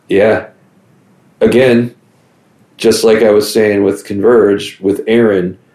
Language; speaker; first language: English; native; English